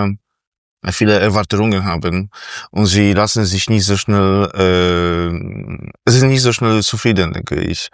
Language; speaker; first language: German; non-native, fluent; Polish